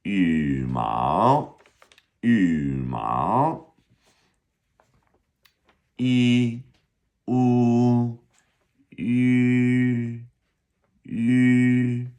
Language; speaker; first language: Chinese; non-native, fluent; English